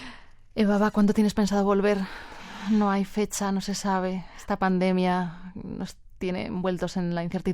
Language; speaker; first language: Spanish; native; Spanish